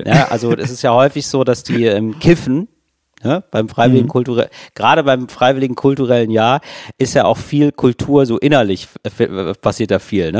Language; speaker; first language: German; native; German